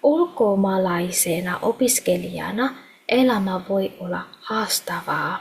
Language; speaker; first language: Finnish; non-native, fluent; Burmese